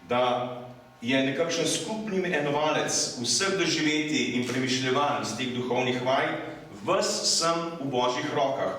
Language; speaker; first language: Slovenian; native; Slovenian